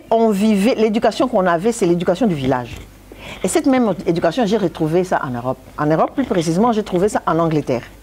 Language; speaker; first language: French; non-native, local second language; Lingala